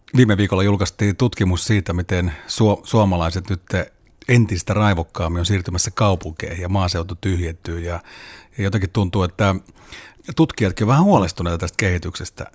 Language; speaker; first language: Finnish; native; Finnish